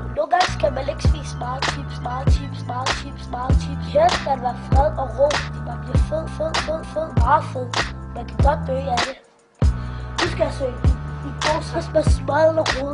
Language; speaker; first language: Danish; early bilingual, other home language; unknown